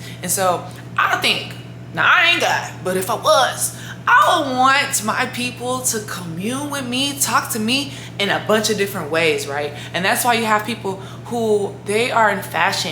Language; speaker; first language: English; native; English